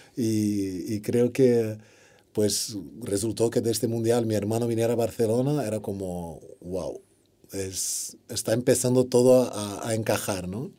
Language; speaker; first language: Spanish; non-native, fluent; Portuguese